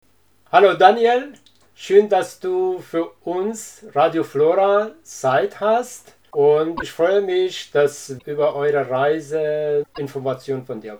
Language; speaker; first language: German; non-native, learner; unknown